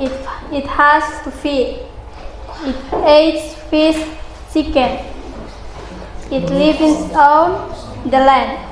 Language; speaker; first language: English; non-native, learner; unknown